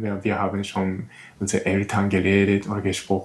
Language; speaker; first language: German; non-native, learner; Japanese